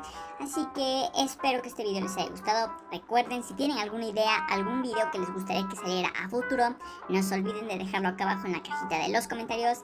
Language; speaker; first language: Spanish; native; Spanish